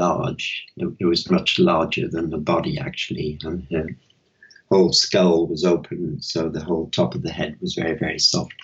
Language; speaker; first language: English; native; English